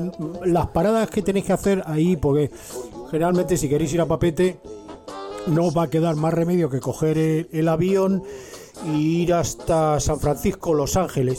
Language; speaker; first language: Spanish; native; Spanish